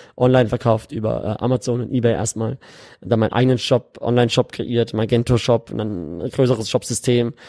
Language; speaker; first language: German; native; German